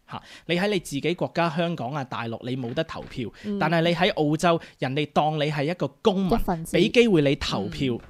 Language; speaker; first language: Cantonese; native; Cantonese